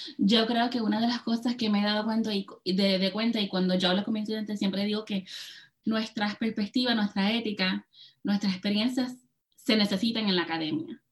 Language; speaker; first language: Spanish; early bilingual, heritage; Spanish